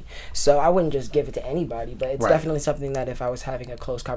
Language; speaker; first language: English; native; English